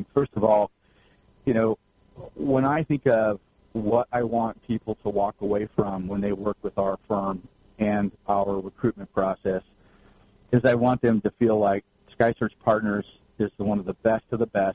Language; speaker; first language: English; native; English